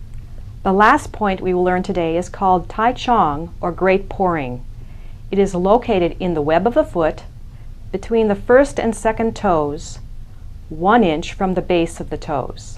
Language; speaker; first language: English; native; English